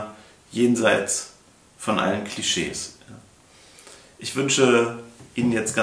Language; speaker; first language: German; native; German